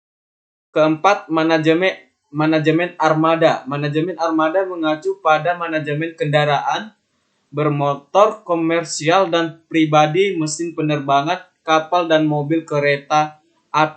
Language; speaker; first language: Indonesian; native; Indonesian